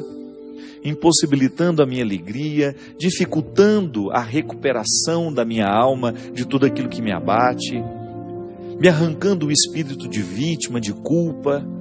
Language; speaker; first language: Portuguese; native; Portuguese